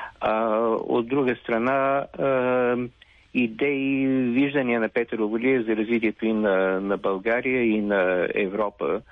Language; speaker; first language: Bulgarian; native; Bulgarian